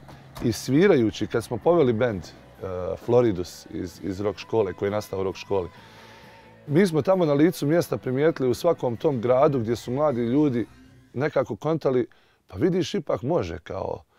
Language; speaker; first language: Bosnian; native; Bosnian